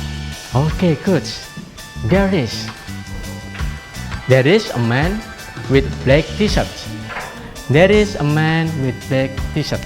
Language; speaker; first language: English; non-native, fluent; Indonesian